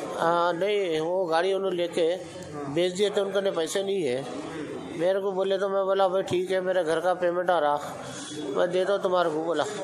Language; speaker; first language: Urdu; native; Urdu